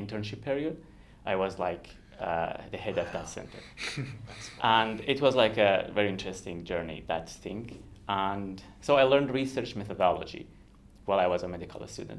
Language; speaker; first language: English; non-native, fluent; Kurdish